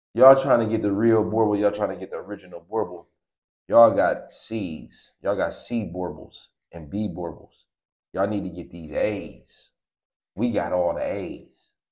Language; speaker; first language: English; native; English